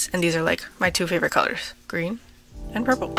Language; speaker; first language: English; native; English